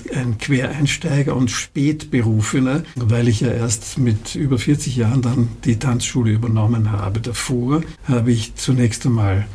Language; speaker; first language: German; native; German